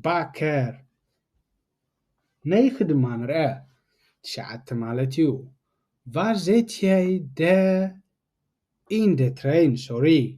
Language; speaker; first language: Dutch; non-native, fluent; Tigrinya